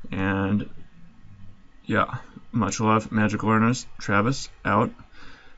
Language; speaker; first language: English; native; English